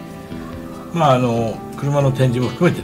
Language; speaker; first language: Japanese; native; Japanese